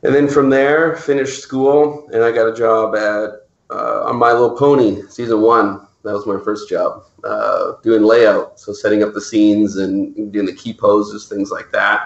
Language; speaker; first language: English; native; English